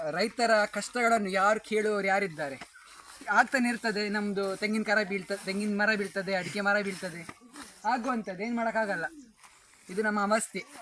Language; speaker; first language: Kannada; non-native, local second language; Konkani